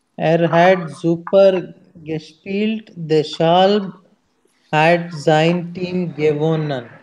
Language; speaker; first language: German; non-native, learner; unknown